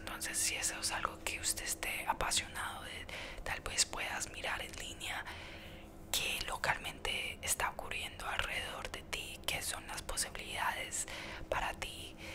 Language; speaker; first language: Spanish; early bilingual, heritage; Spanish